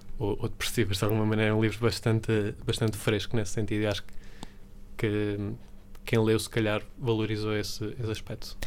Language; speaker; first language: Portuguese; early bilingual, other home language; Spanish